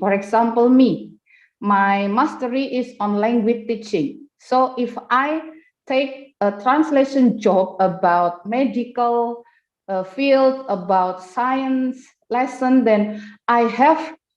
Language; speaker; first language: English; non-native, fluent; Indonesian